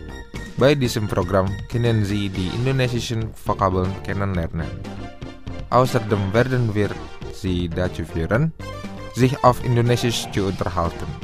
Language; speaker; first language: German; non-native, fluent; Indonesian